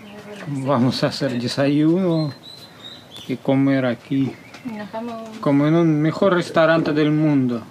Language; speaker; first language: Spanish; non-native, fluent; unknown